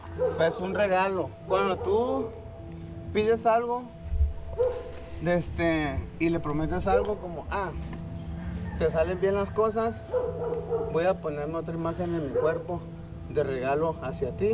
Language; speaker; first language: Spanish; native; Spanish